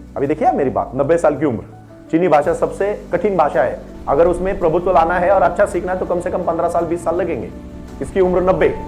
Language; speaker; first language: Hindi; non-native, local second language; Marathi